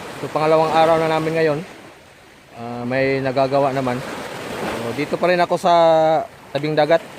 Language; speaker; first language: Filipino; non-native, local second language; Cebuano